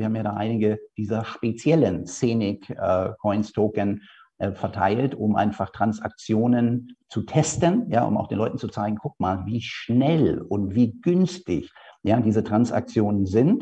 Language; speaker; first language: German; native; German